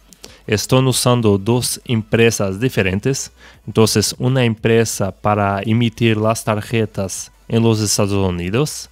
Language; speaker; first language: Spanish; non-native, fluent; Portuguese